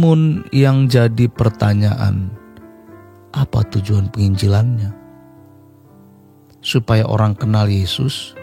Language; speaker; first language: Indonesian; native; Indonesian